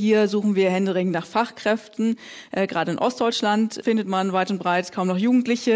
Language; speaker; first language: German; native; German